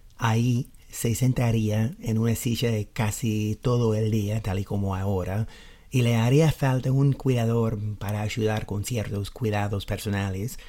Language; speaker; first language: Spanish; non-native, fluent; English